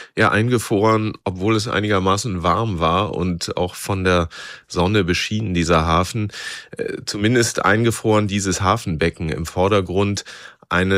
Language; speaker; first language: German; native; German